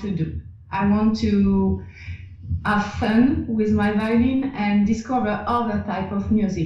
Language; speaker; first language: English; non-native, fluent; French